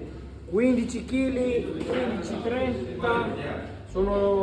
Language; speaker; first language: Italian; native; Italian